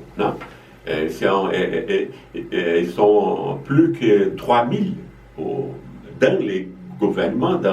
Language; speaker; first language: French; non-native, fluent; Portuguese